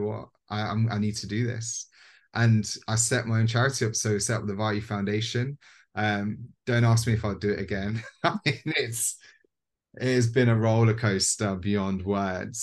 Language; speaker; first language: English; native; English